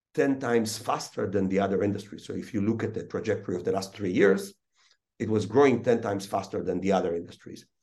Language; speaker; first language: English; early bilingual, other home language; Hebrew